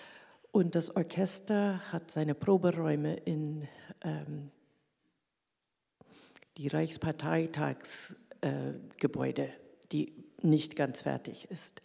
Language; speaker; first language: German; early bilingual, heritage; German